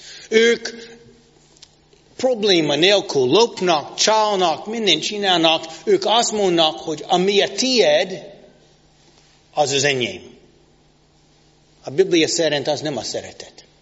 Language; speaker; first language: Hungarian; non-native, fluent; English